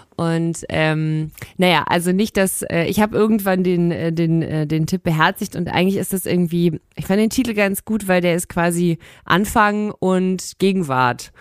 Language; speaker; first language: German; native; German